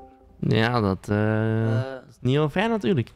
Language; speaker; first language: Dutch; native; Dutch